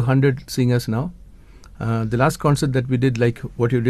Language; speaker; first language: English; non-native, local second language; Tamil